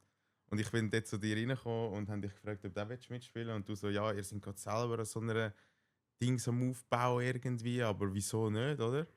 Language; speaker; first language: German; native; German